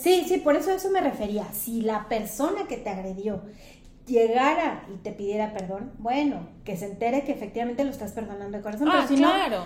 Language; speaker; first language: Spanish; native; Spanish